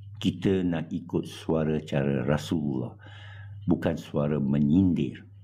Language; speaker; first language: Malay; non-native, local second language; English